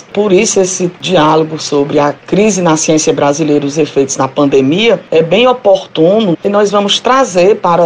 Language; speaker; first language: Portuguese; native; Portuguese